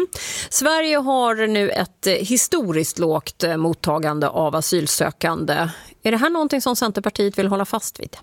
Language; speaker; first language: Swedish; native; Swedish